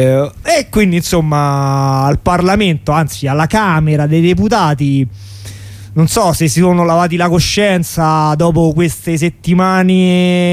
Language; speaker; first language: Italian; native; Italian